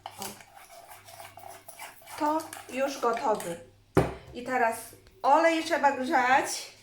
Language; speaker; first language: Polish; non-native, learner; Chinese